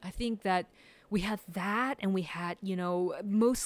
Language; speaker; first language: English; early bilingual, other home language; Chinese